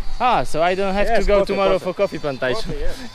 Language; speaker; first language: English; non-native, learner; Polish